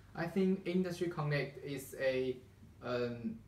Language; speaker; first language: English; non-native, fluent; Chinese